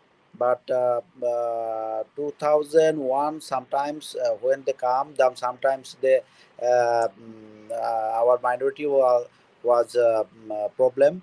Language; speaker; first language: English; non-native, learner; Bangla